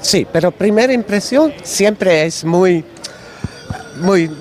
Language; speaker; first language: Spanish; non-native, learner; Dutch